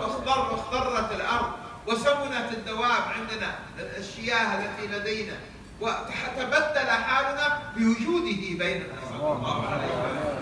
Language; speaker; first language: Arabic; native; Arabic